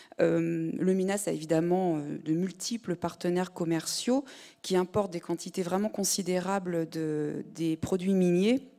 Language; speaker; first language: French; native; French